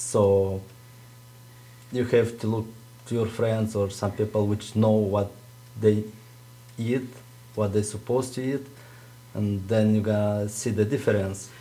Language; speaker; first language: English; non-native, fluent; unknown